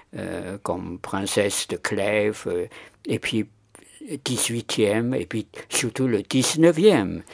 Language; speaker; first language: French; non-native, fluent; Chinese